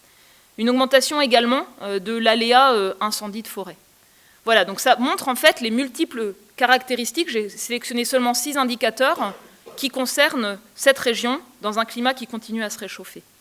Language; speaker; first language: French; native; French